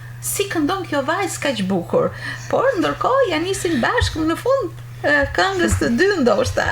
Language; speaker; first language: Albanian; native; Albanian